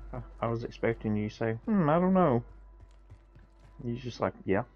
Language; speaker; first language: English; native; English